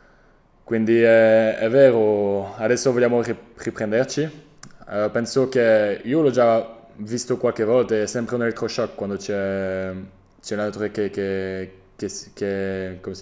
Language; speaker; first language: Italian; non-native, fluent; French